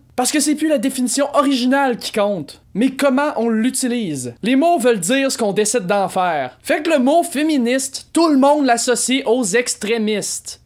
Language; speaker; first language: French; native; French